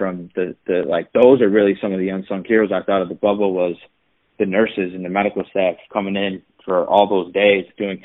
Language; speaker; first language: English; native; English